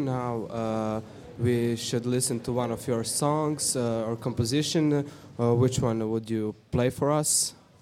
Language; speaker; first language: English; non-native, fluent; Serbian